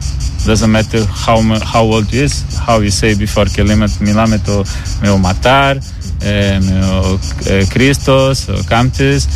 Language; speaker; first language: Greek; non-native, learner; Portuguese